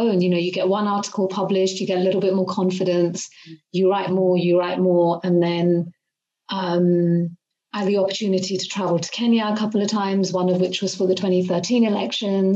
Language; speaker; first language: English; native; English